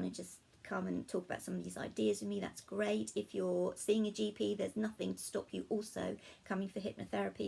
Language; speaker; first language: English; native; English